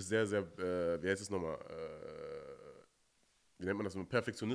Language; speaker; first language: German; native; German